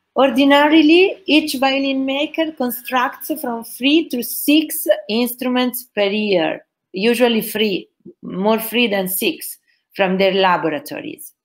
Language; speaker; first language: English; non-native, fluent; Italian